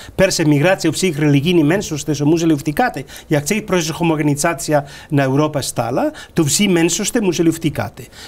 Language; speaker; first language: Ukrainian; non-native, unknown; Spanish